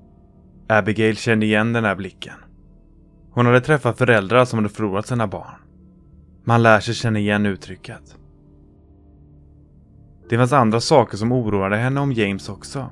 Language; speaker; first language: Swedish; native; Swedish